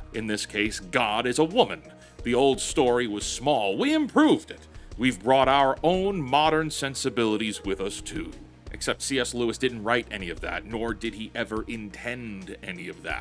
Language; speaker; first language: English; native; English